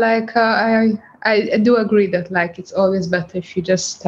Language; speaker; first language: English; non-native, fluent; Hungarian